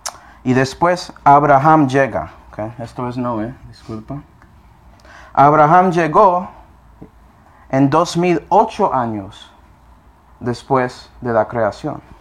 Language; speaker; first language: Spanish; non-native, fluent; English